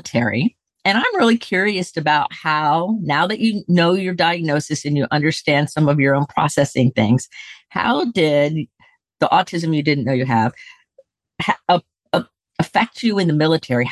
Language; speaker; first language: English; native; English